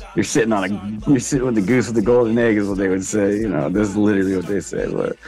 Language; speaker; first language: English; native; English